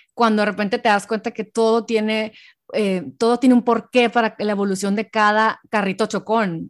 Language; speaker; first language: Spanish; native; Spanish